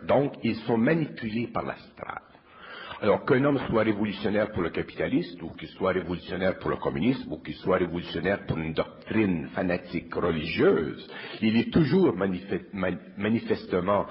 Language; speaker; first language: French; native; French